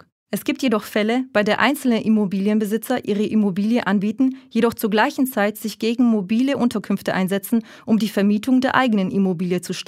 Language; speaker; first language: German; native; German